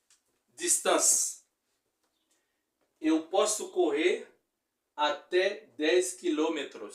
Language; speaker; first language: Portuguese; non-native, fluent; Haitian Creole